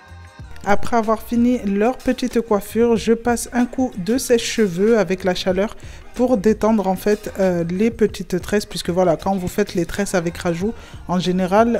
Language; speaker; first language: French; non-native, local second language; Comorian